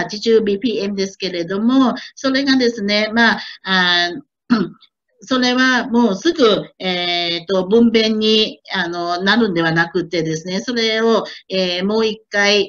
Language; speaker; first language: Japanese; non-native, fluent; Thai